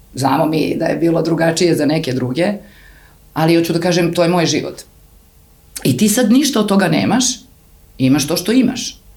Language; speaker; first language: Serbian; native; Serbian